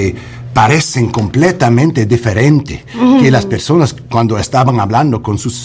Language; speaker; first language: Spanish; non-native, learner; English